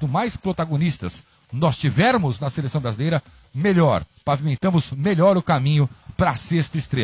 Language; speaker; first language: Portuguese; native; Portuguese